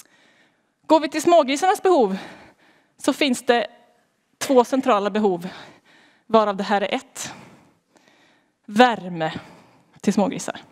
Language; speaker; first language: Swedish; native; Swedish